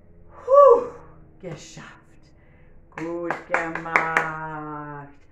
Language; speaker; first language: German; non-native, learner; English